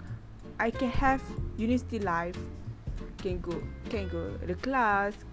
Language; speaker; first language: English; non-native, learner; Malay